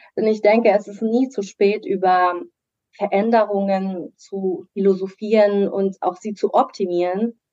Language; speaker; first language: German; early bilingual, other home language; Persian